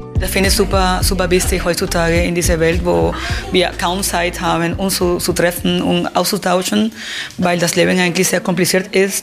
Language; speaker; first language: German; non-native, fluent; Spanish